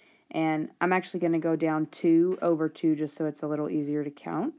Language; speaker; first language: English; native; English